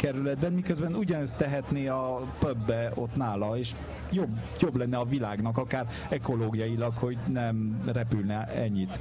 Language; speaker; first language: Hungarian; early bilingual, heritage; French